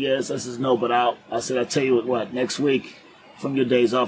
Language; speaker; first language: English; native; English